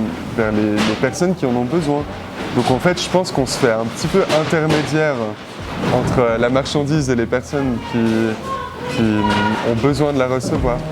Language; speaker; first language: French; native; French